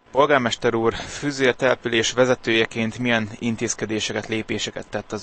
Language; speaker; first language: Hungarian; native; Hungarian